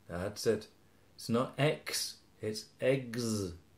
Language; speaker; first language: English; native; English